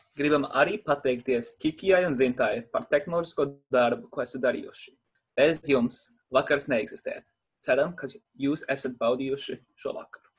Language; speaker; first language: Latvian; early bilingual, heritage; Latvian